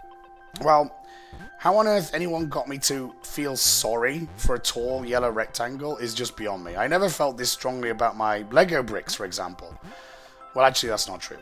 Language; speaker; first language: English; native; English